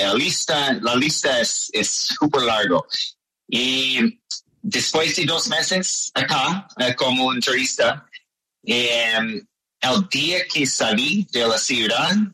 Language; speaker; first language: Spanish; non-native, learner; English